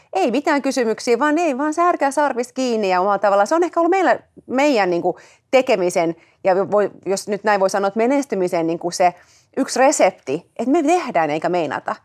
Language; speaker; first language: Finnish; early bilingual, other home language; Hebrew